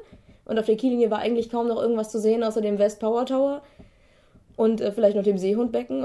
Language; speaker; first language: German; native; German